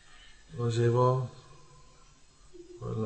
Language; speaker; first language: Spanish; non-native, learner; English